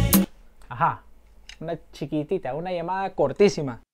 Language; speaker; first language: Spanish; native; Spanish